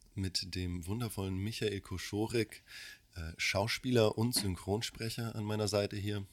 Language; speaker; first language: German; early bilingual, other home language; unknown